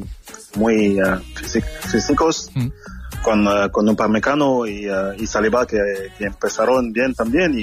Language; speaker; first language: Spanish; non-native, fluent; French